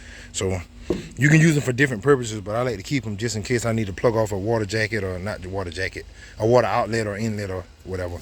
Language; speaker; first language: English; native; English